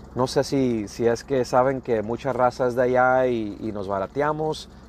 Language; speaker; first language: Spanish; early bilingual, heritage; Spanish